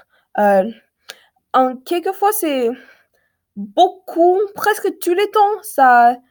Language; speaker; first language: French; non-native, learner; English